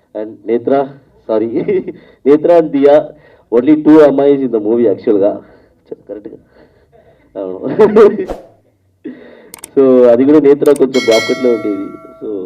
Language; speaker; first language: Telugu; non-native, learner; Tamil